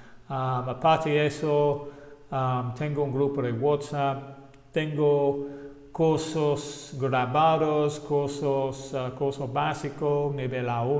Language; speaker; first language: Spanish; non-native, fluent; English